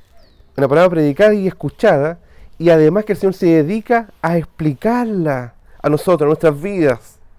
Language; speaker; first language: Spanish; native; Spanish